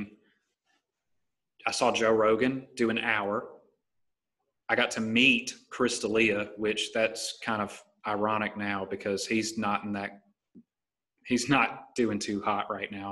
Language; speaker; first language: English; native; English